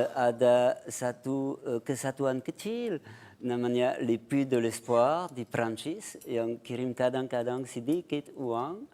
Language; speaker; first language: Indonesian; non-native, fluent; French